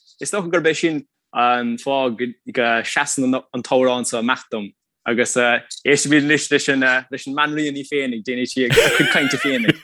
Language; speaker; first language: Irish; native; Irish